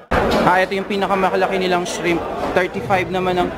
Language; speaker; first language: Filipino; native; Filipino